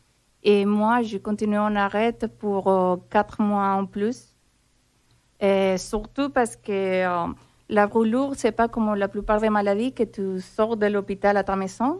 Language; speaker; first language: French; non-native, fluent; Spanish